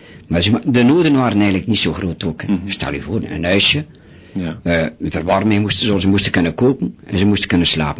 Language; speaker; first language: Dutch; native; Dutch